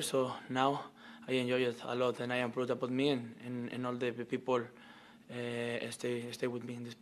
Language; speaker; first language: English; non-native, learner; Spanish